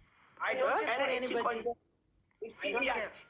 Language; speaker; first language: English; non-native, learner; Amharic